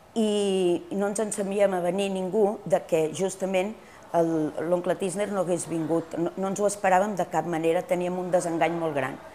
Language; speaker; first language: Catalan; early bilingual, heritage; Catalan